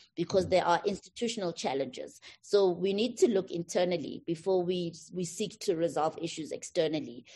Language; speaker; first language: English; non-native, local second language; Tswana